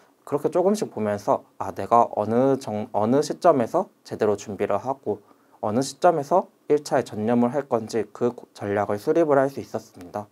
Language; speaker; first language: Korean; native; Korean